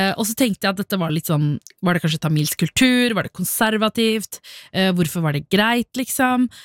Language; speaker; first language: Norwegian; early bilingual, other home language; Tamil